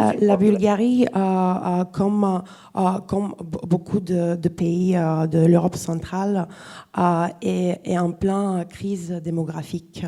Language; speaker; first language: French; non-native, fluent; Bulgarian